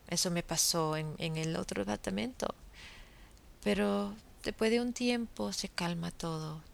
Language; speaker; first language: Spanish; non-native, fluent; English